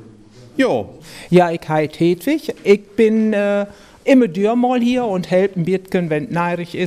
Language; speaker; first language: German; non-native, local second language; Low German